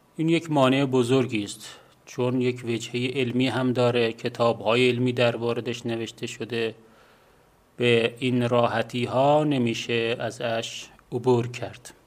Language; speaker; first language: Persian; non-native, local second language; Azerbaijani